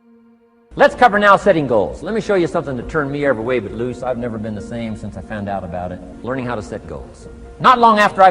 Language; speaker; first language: English; native; English